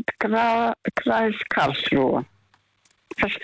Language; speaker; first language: German; non-native, fluent; Russian